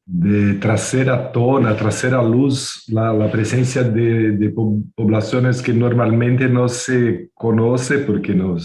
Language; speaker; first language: Portuguese; non-native, fluent; Spanish